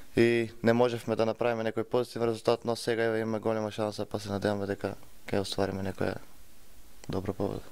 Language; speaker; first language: Macedonian; native; Macedonian